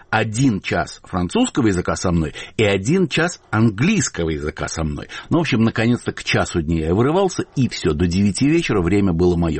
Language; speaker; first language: Russian; native; Russian